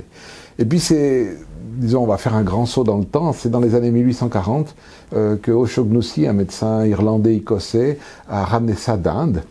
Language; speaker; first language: French; native; French